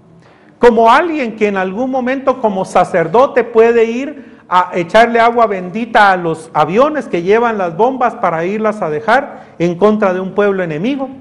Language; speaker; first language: Spanish; native; Spanish